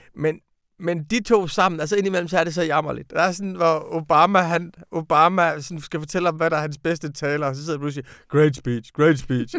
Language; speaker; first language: Danish; native; Danish